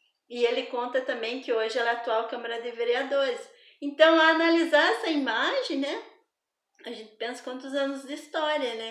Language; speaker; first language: Portuguese; native; Portuguese